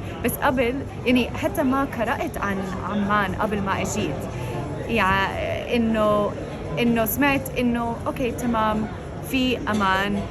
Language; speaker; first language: Arabic; non-native, fluent; English